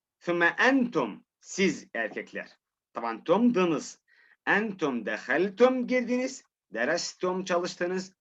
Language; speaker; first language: Turkish; non-native, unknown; Arabic